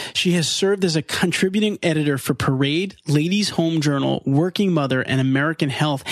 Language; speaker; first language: English; native; English